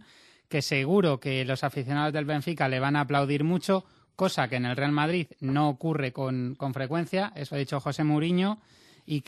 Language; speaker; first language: Spanish; native; Spanish